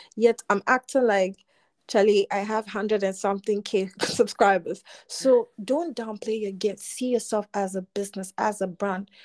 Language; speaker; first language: English; non-native, local second language; Akan